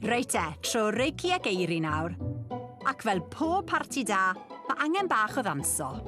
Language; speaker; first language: Welsh; native; Welsh